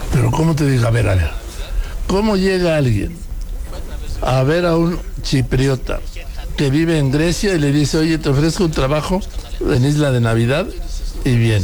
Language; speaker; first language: Spanish; native; Spanish